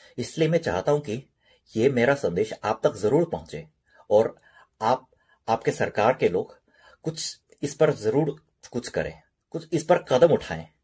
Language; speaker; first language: Hindi; non-native, learner; Korean